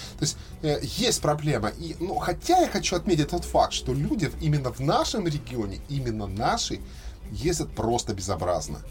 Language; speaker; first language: Russian; native; Russian